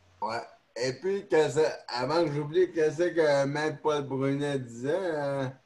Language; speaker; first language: French; native; French